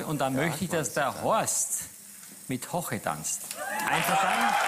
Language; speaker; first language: German; native; German